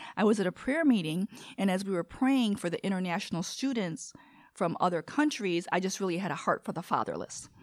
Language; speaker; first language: English; early bilingual, other home language; Korean